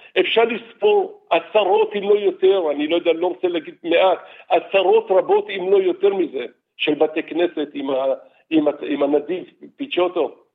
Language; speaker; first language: Hebrew; early bilingual, other home language; Arabic